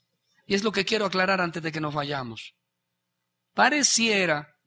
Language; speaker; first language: Spanish; native; Spanish